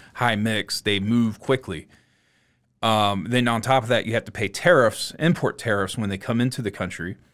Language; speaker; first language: English; native; English